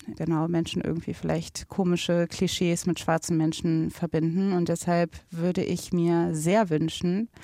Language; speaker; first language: German; native; German